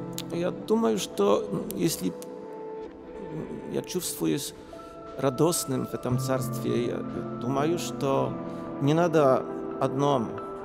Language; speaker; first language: Russian; non-native, learner; Polish